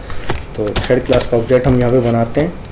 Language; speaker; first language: Hindi; native; Hindi